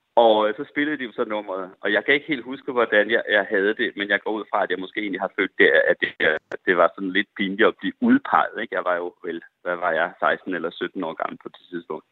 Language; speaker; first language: Danish; native; Danish